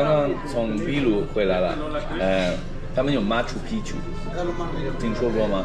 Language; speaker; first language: Chinese; non-native, fluent; English